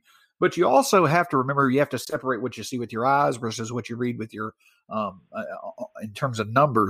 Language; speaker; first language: English; native; English